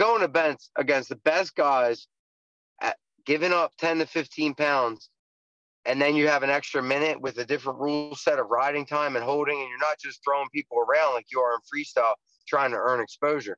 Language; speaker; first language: English; native; English